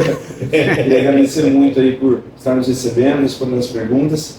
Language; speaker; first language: Portuguese; native; Portuguese